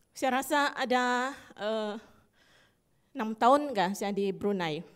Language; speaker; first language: Malay; native; Malay